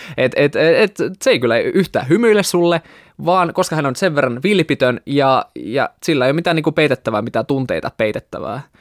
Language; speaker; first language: Finnish; non-native, fluent; Russian